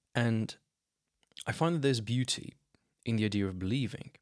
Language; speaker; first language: English; non-native, fluent; Slovenian